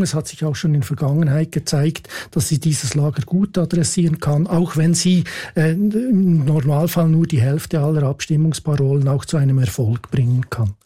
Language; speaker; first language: German; native; German